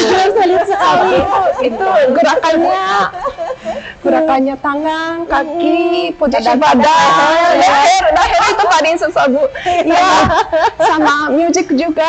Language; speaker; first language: Indonesian; non-native, fluent; Japanese